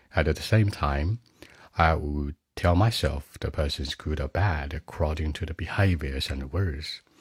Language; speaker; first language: English; non-native, learner; Chinese